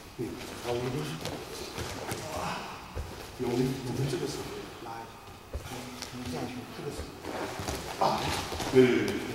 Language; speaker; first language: Chinese; non-native, learner; English